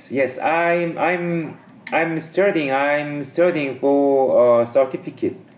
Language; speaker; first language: English; non-native, learner; Korean